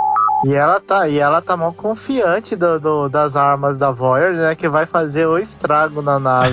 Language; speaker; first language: Portuguese; native; Portuguese